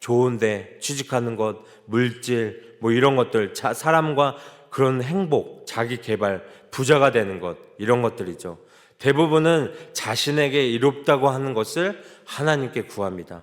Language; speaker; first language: Korean; native; Korean